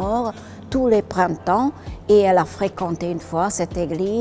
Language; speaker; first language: French; non-native, fluent; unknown